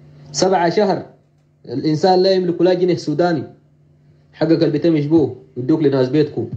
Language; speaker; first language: Arabic; native; Arabic